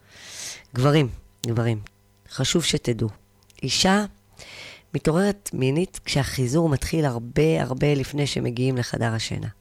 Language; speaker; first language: Hebrew; native; Hebrew